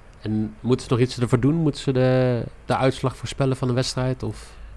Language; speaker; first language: Dutch; native; Dutch